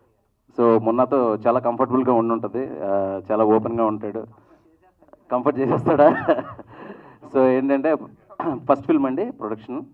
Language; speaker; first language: Telugu; native; Telugu